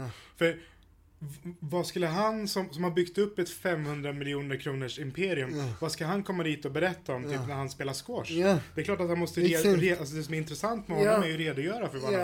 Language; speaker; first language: Swedish; native; Swedish